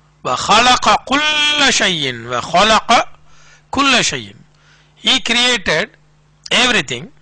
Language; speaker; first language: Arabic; non-native, fluent; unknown